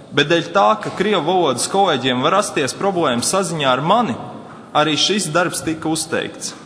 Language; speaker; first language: Latvian; native; Latvian